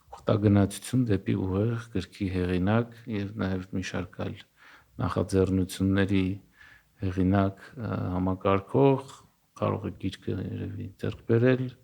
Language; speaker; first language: Armenian; native; Armenian